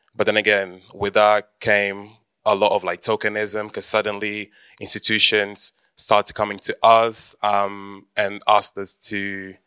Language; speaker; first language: English; early bilingual, heritage; Portuguese